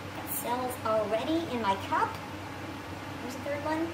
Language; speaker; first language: English; native; English